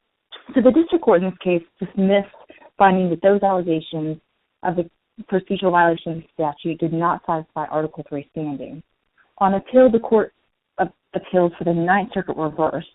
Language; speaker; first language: English; native; English